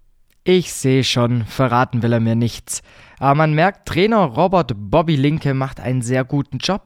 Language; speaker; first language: German; native; German